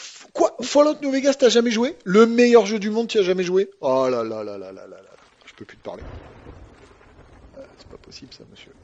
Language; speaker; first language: French; native; French